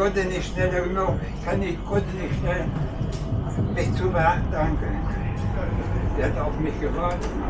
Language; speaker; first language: German; non-native, learner; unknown